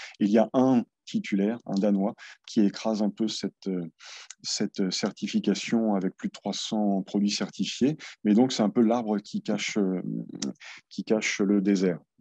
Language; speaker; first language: French; native; French